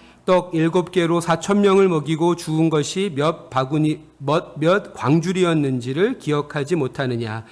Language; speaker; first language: Korean; native; Korean